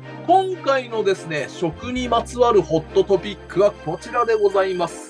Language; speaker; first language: Japanese; native; Japanese